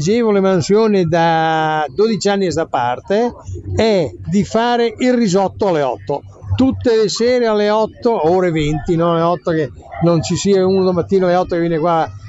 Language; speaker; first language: Italian; native; Italian